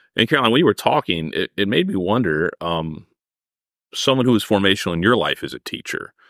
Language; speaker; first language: English; native; English